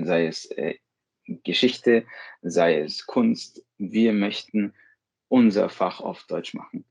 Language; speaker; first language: German; non-native, fluent; Spanish